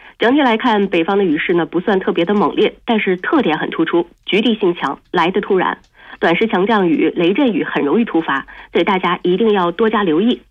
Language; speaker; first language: Chinese; native; Chinese